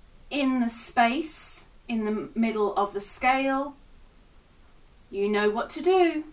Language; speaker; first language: English; native; English